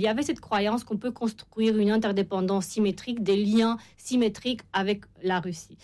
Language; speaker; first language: French; non-native, fluent; Romanian